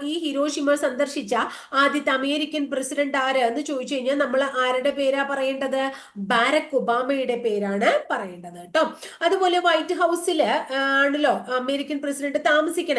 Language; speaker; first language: Malayalam; native; Malayalam